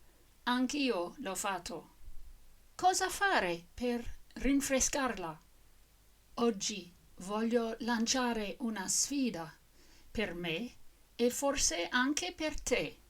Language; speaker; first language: Italian; non-native, fluent; English